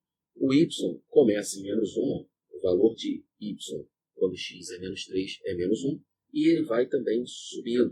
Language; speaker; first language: Portuguese; native; Portuguese